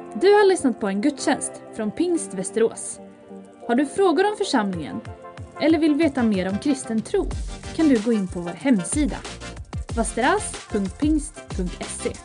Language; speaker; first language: Swedish; native; Swedish